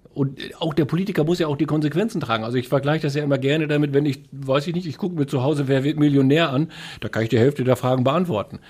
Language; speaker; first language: German; native; German